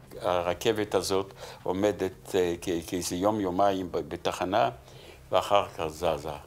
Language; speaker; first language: Hebrew; non-native, fluent; Yiddish